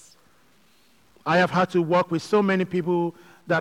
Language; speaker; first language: English; non-native, local second language; Yoruba